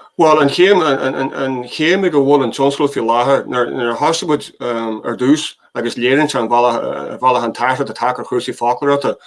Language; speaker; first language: Irish; native; Irish